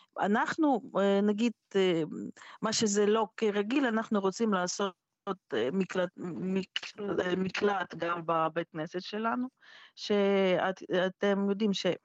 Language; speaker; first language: Hebrew; non-native, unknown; Russian